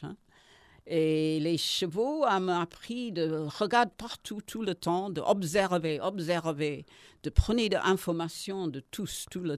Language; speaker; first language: French; non-native, learner; English